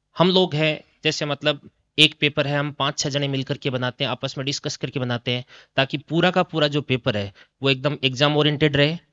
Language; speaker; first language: Hindi; native; Hindi